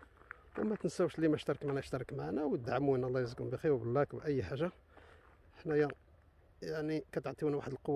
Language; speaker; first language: Arabic; native; Arabic